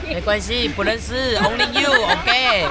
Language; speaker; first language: English; non-native, learner; Chinese